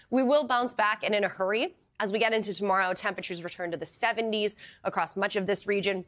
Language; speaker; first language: English; native; English